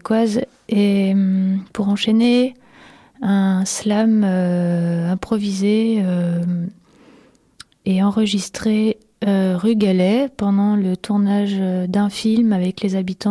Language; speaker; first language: French; native; French